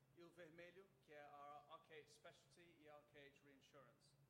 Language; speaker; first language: Portuguese; non-native, fluent; English